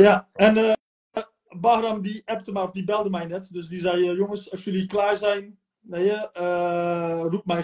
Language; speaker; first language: Dutch; early bilingual, other home language; Turkish